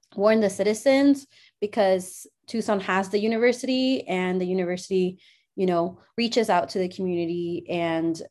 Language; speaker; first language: English; early bilingual, other home language; Spanish